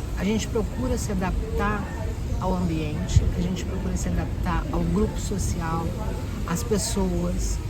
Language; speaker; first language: Portuguese; native; Portuguese